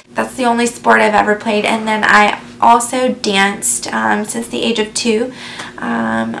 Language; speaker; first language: English; native; English